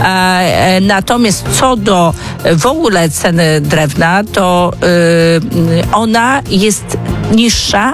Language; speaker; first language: Polish; native; Polish